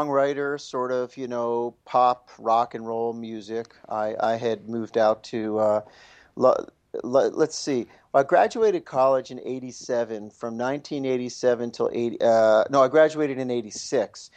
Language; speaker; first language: English; native; English